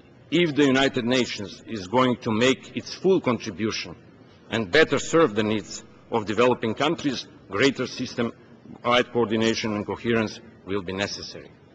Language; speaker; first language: English; non-native, fluent; Macedonian